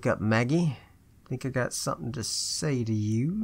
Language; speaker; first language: English; native; English